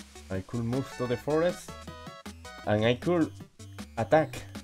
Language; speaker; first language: English; non-native, learner; Spanish